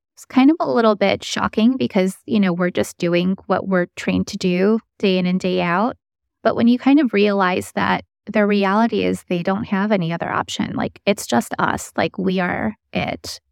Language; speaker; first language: English; early bilingual, other home language; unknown